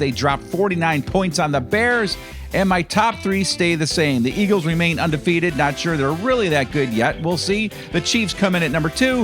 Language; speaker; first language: English; native; English